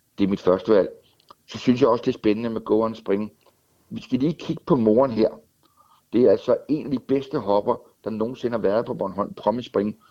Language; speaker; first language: Danish; native; Danish